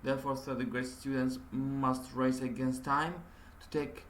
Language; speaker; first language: English; non-native, fluent; Arabic